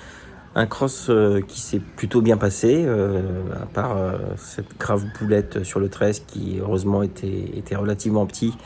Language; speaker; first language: French; native; French